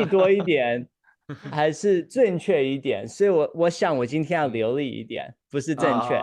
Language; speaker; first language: Chinese; early bilingual, heritage; Chinese